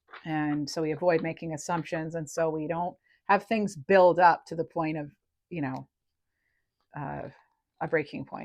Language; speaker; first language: English; native; English